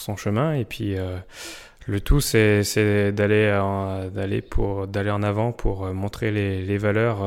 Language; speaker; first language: French; native; French